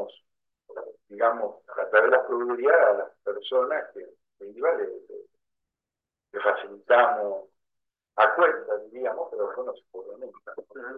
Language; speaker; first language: Spanish; native; Spanish